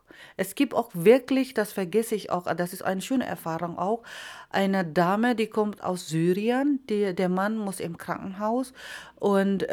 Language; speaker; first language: German; non-native, fluent; Iloko